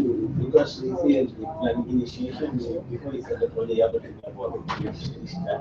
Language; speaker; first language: English; non-native, learner; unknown